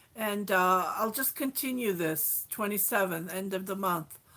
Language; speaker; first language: English; native; English